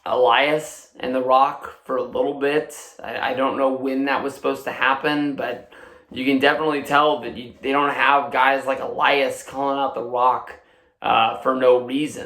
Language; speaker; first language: English; native; English